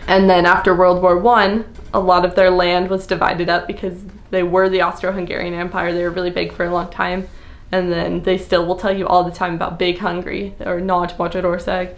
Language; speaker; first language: English; native; English